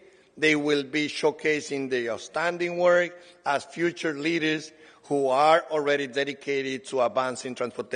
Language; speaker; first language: English; non-native, fluent; Spanish